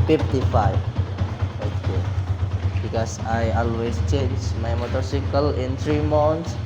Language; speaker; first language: English; non-native, learner; Indonesian